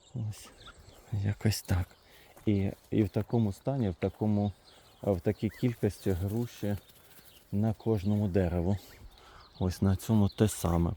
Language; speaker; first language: Ukrainian; non-native, local second language; Russian